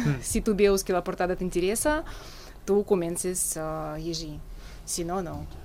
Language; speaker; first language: Catalan; non-native, fluent; Russian